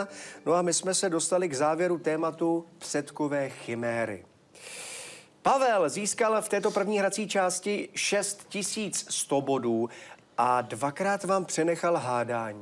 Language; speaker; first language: Czech; native; Czech